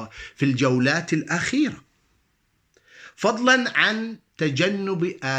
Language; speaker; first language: Arabic; native; Arabic